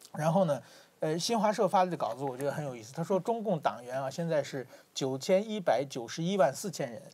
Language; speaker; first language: Chinese; native; Chinese